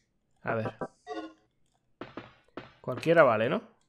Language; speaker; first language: Spanish; native; Spanish